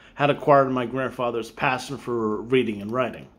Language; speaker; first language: English; native; English